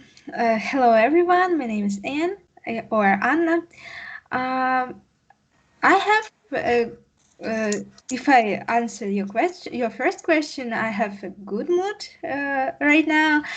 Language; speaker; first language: English; non-native, learner; Russian